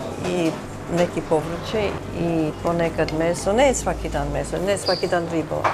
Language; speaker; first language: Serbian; early bilingual, heritage; Serbian